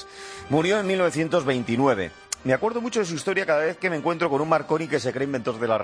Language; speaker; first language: Spanish; native; Spanish